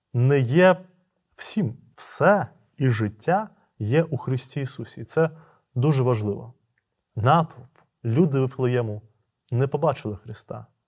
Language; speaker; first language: Ukrainian; native; Ukrainian